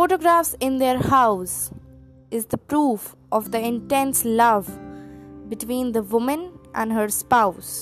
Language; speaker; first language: English; non-native, local second language; Hindi